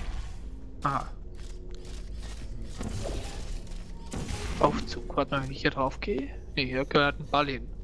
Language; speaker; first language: German; native; German